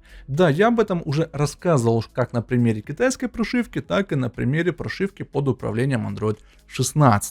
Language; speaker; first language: Russian; native; Russian